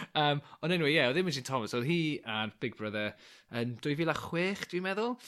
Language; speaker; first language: Welsh; non-native, local second language; English